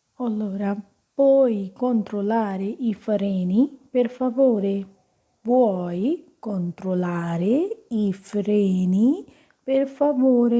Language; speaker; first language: Italian; non-native, fluent; Punjabi